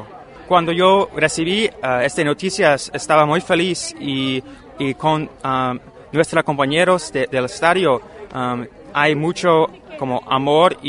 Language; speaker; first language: Spanish; non-native, learner; English